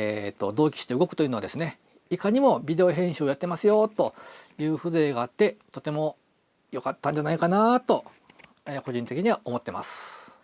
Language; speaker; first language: Japanese; native; Japanese